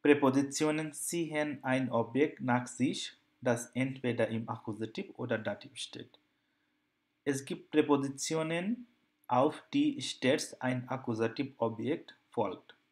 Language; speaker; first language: German; non-native, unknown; Bangla